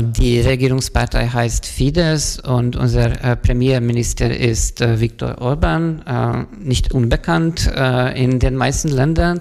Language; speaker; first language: German; non-native, fluent; Hungarian